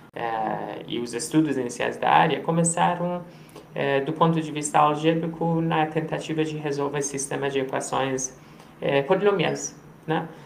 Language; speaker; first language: Portuguese; non-native, fluent; Persian